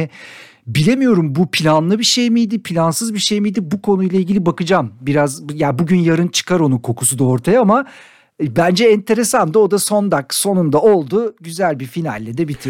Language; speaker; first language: Turkish; native; Turkish